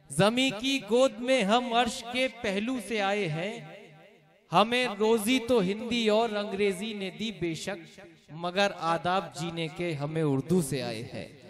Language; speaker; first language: Urdu; native; Urdu